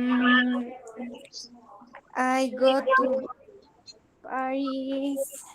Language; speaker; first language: English; non-native, learner; Spanish